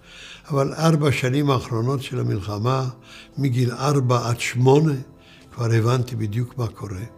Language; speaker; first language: Hebrew; early bilingual, other home language; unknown